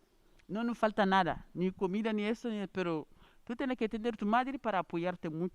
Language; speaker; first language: Spanish; non-native, learner; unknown